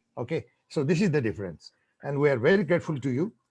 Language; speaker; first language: English; non-native, local second language; Nepali